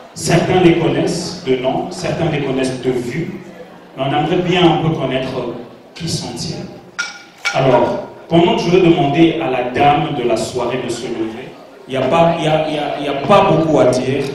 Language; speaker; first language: French; non-native, local second language; Lingala